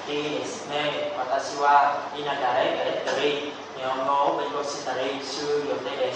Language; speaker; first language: Japanese; non-native, learner; Vietnamese